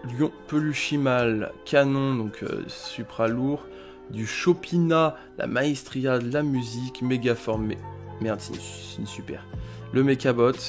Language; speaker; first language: French; native; French